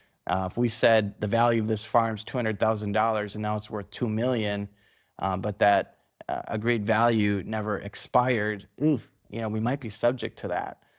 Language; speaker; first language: English; native; English